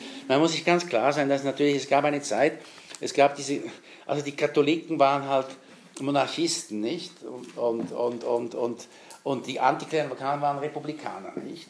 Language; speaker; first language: German; native; German